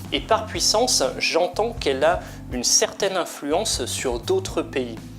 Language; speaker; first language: French; native; French